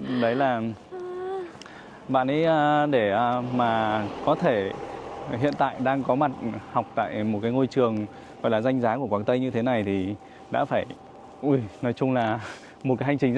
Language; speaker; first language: Vietnamese; native; Vietnamese